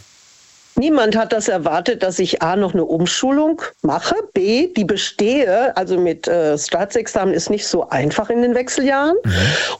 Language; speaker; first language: German; native; German